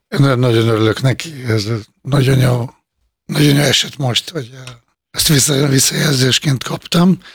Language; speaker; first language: Hungarian; non-native, fluent; Bosnian